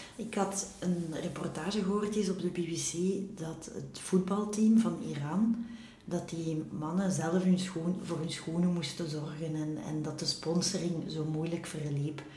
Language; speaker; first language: Dutch; native; Dutch